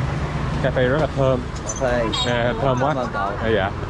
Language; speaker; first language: Vietnamese; non-native, learner; English